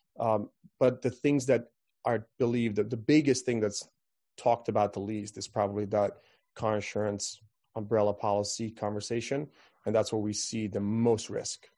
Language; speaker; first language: English; non-native, fluent; Croatian